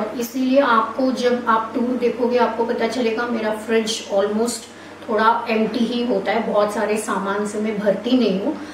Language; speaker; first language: Hindi; non-native, local second language; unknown